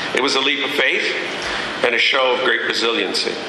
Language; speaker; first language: English; native; English